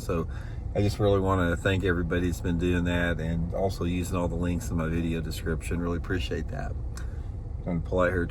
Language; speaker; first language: English; native; English